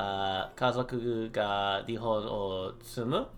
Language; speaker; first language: Japanese; non-native, learner; English